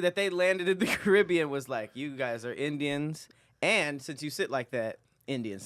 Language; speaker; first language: English; native; English